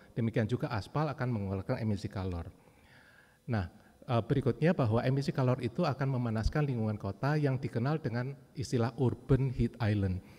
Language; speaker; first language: Indonesian; native; Indonesian